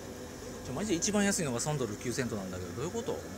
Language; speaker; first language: Japanese; native; Japanese